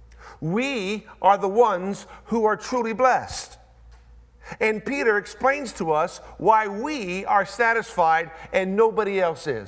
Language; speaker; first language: English; native; English